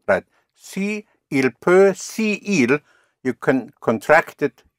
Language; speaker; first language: French; non-native, fluent; English